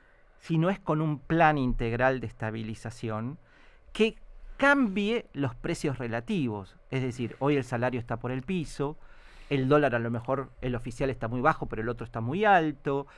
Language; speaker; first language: Spanish; native; Spanish